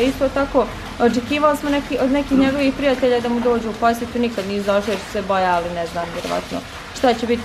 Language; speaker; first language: Bosnian; native; Bosnian